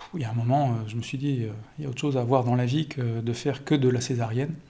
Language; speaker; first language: French; native; French